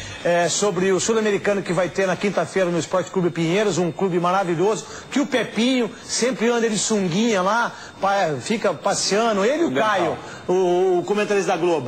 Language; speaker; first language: Portuguese; native; Portuguese